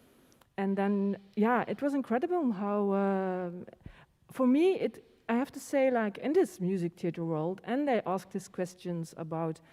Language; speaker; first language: English; non-native, fluent; Dutch